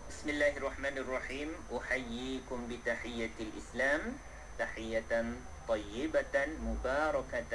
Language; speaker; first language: Arabic; non-native, fluent; Malay